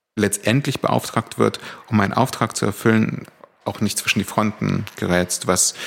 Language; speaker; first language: German; native; German